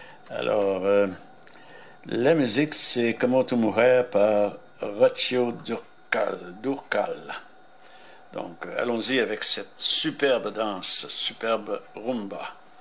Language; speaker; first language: French; native; French